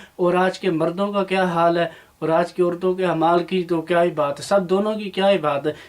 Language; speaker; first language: Urdu; non-native, local second language; Punjabi